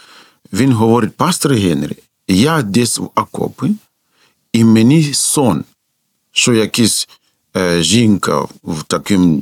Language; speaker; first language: Ukrainian; non-native, fluent; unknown